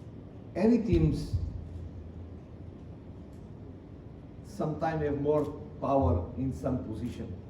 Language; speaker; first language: English; non-native, learner; Portuguese